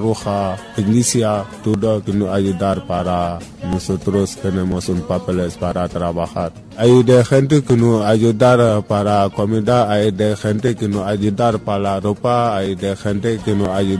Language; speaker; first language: Spanish; non-native, learner; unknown